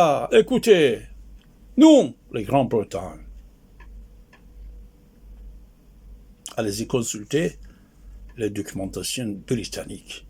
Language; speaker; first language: French; non-native, fluent; Persian